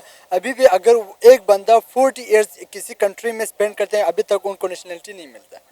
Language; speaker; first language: Hindi; non-native, local second language; Pashto